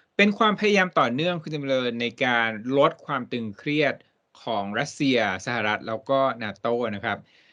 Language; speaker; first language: Thai; native; Thai